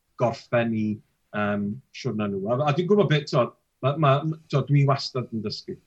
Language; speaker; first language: Welsh; native; Welsh